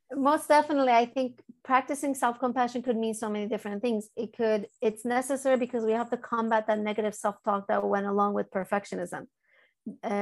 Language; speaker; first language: English; early bilingual, other home language; Turkish